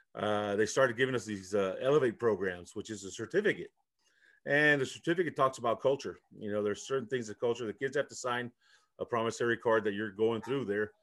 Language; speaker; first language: English; early bilingual, other home language; Spanish